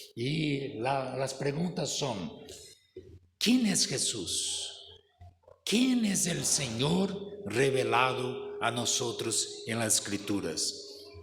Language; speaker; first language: Spanish; non-native, fluent; Portuguese